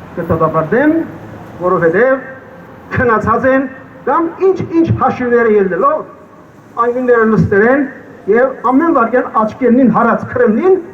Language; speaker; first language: Armenian; early bilingual, heritage; Armenian